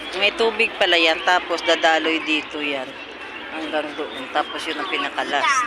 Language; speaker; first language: Filipino; non-native, local second language; Cebuano